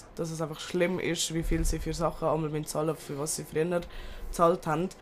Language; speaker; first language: German; early bilingual, other home language; Turkish